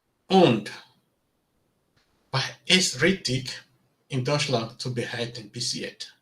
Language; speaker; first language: German; non-native, learner; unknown